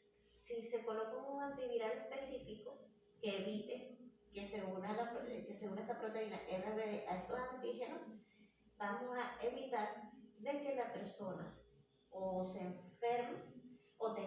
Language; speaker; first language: Spanish; native; Spanish